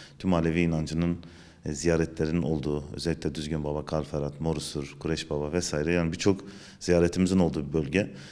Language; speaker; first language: Turkish; non-native, local second language; Zaza